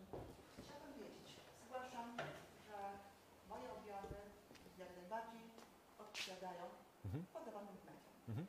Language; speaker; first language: Polish; native; Polish